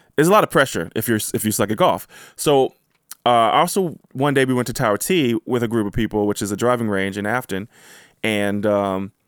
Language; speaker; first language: English; native; English